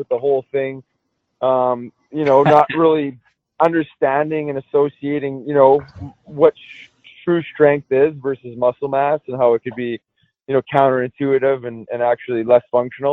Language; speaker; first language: English; native; English